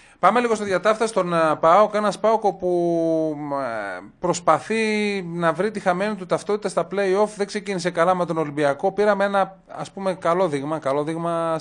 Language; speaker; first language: Greek; native; Greek